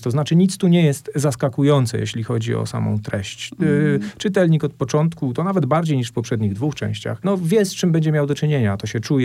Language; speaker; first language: Polish; native; Polish